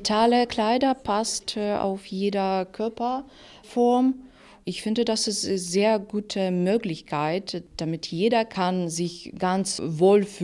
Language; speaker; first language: German; non-native, learner; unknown